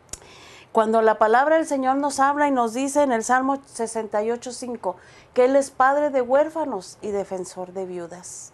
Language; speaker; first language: Spanish; native; Spanish